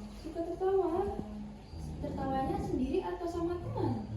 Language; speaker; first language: Indonesian; native; Indonesian